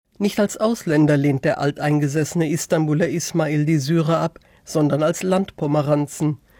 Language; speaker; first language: German; native; German